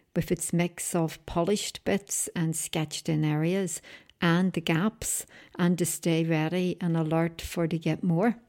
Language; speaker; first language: English; native; English